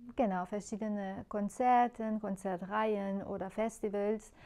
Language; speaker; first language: German; non-native, fluent; Persian